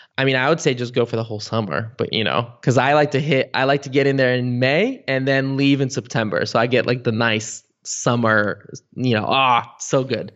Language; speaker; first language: English; early bilingual, other home language; Bulgarian